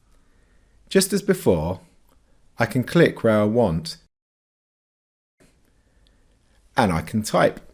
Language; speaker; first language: English; native; English